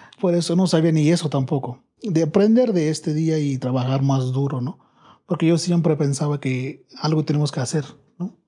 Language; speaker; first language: Spanish; non-native, learner; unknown